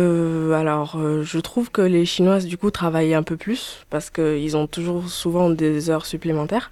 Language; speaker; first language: French; early bilingual, other home language; Chinese